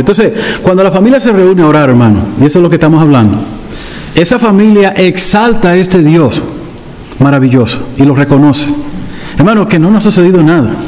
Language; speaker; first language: Spanish; native; Spanish